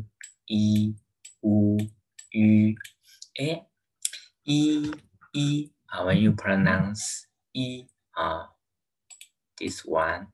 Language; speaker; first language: English; non-native, learner; Chinese